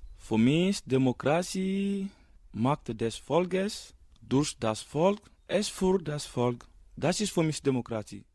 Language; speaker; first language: German; non-native, learner; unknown